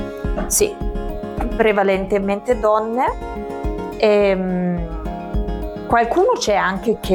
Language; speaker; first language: Italian; non-native, fluent; German